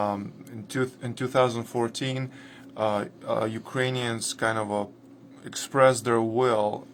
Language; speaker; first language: English; non-native, fluent; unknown